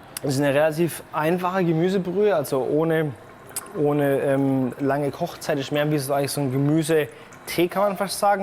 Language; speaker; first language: German; native; German